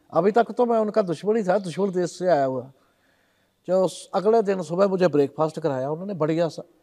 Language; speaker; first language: Hindi; non-native, local second language; Punjabi